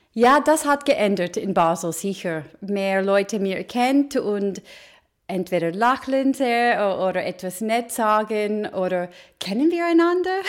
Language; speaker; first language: German; non-native, learner; English